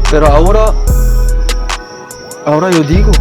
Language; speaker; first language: Spanish; non-native, learner; Korean